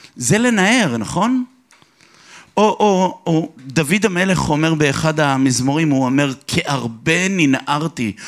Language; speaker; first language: Hebrew; early bilingual, other home language; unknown